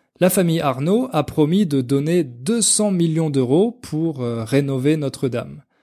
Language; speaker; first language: French; native; French